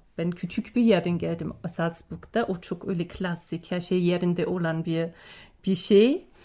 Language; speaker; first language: Turkish; non-native, fluent; German